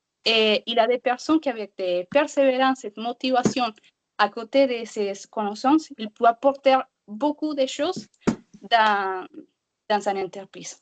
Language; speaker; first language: French; non-native, learner; Spanish